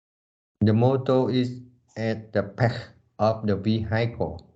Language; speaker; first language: English; non-native, learner; Vietnamese